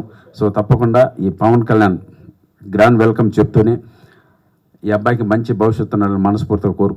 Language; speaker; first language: Telugu; native; Telugu